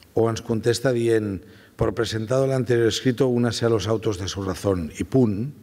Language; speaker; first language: Spanish; non-native, local second language; Catalan